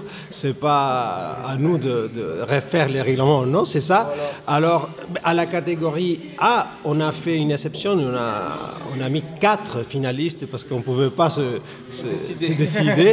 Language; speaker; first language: French; non-native, fluent; Spanish